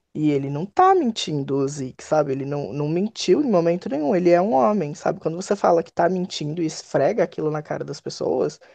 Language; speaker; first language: Portuguese; native; Portuguese